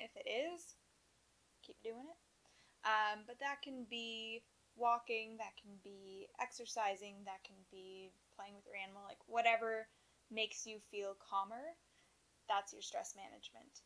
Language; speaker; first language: English; native; English